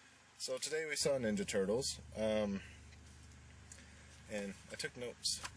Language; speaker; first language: English; native; English